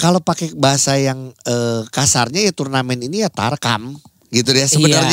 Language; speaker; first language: Indonesian; native; Indonesian